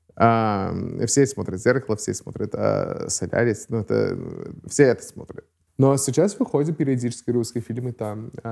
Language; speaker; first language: Russian; non-native, fluent; English